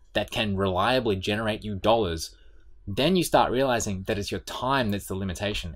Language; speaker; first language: English; native; English